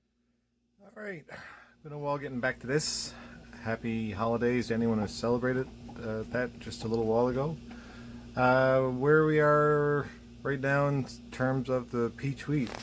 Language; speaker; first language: English; native; English